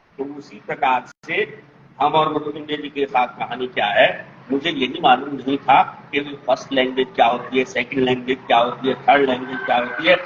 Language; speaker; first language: Hindi; native; Hindi